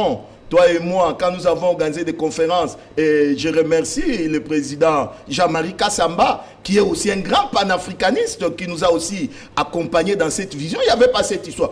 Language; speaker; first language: French; non-native, local second language; Lingala